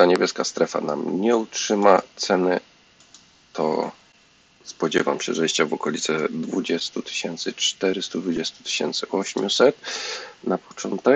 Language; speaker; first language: Polish; native; Polish